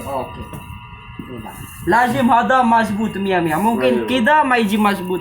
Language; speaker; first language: Arabic; non-native, learner; Filipino